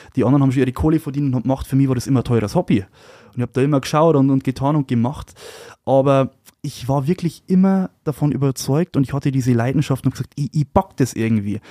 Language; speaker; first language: German; native; German